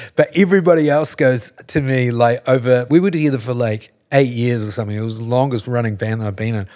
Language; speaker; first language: English; native; English